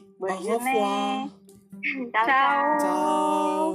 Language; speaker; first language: French; non-native, learner; Indonesian